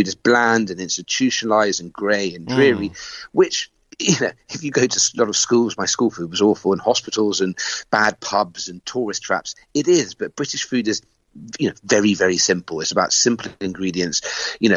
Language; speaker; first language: English; native; English